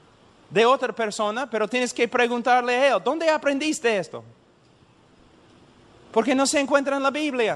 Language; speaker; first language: Spanish; non-native, fluent; English